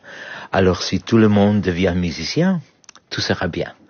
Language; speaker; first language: French; non-native, learner; Polish